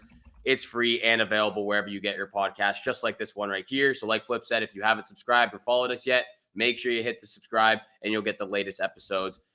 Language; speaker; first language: English; native; English